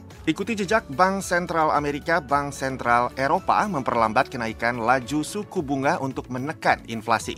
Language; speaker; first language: Indonesian; native; Indonesian